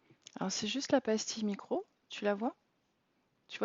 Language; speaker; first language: French; native; French